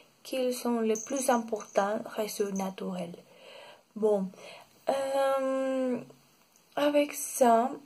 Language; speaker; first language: French; non-native, learner; Spanish